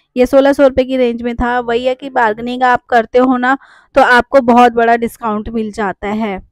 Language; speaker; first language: Hindi; native; Hindi